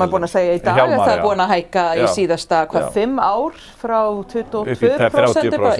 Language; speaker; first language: Icelandic; non-native, learner; English